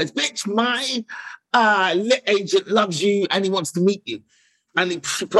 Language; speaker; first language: English; native; English